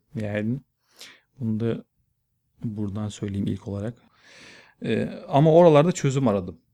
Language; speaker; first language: Turkish; native; Turkish